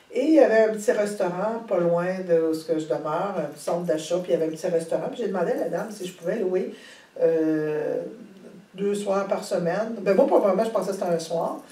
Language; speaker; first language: French; native; French